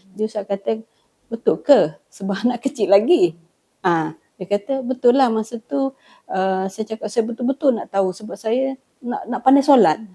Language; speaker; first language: Malay; non-native, local second language; Iban